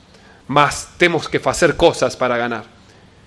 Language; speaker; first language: Portuguese; non-native, learner; Spanish